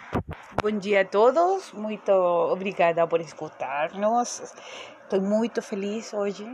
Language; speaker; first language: Portuguese; non-native, learner; Spanish